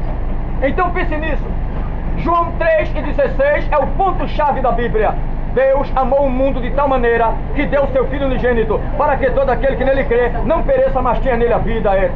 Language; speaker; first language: Portuguese; native; Portuguese